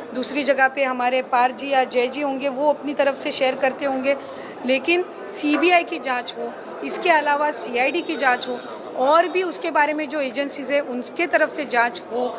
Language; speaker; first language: Hindi; non-native, local second language; Marathi